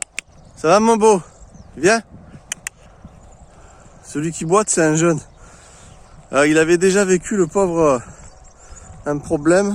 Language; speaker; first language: French; native; French